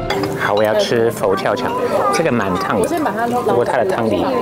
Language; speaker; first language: Chinese; non-native, fluent; English